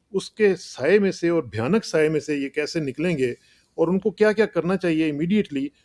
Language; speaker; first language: Urdu; non-native, local second language; Punjabi